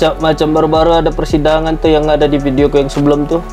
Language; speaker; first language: Malay; native; Malay